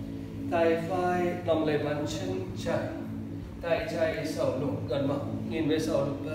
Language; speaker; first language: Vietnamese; non-native, learner; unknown